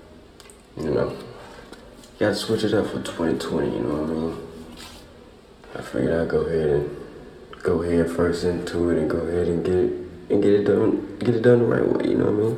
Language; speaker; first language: English; native; English